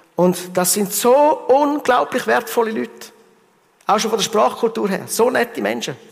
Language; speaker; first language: German; early bilingual, heritage; German